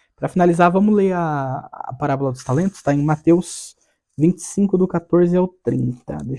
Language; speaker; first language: Portuguese; native; Portuguese